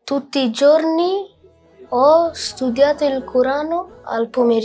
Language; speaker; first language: Italian; early bilingual, other home language; Bangla